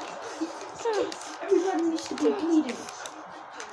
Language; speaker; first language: English; native; English